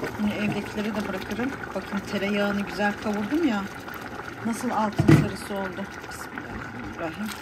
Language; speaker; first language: Turkish; early bilingual, heritage; Turkish